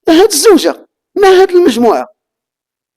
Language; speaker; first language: Arabic; native; Arabic